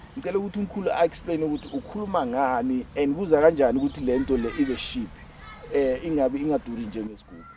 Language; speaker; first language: Zulu; non-native, local second language; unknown